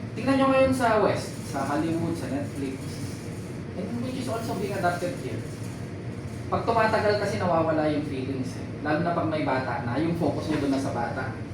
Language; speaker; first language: Filipino; non-native, local second language; Iloko